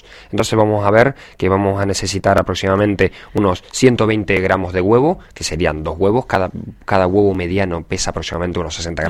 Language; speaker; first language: Spanish; native; Spanish